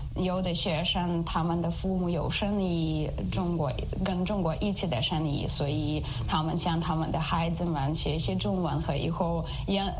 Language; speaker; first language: Chinese; non-native, learner; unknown